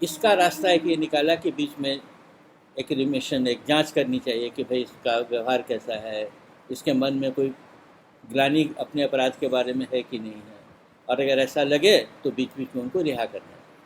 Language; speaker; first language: Hindi; native; Hindi